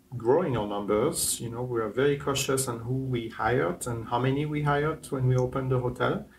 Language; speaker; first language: English; non-native, fluent; French